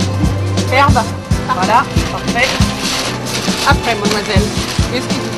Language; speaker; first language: French; native; French